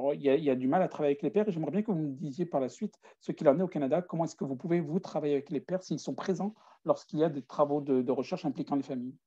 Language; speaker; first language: French; native; French